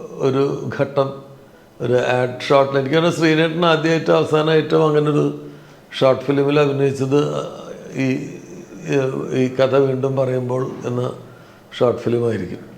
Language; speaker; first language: Malayalam; native; Malayalam